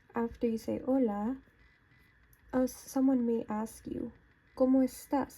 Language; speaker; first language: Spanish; non-native, fluent; English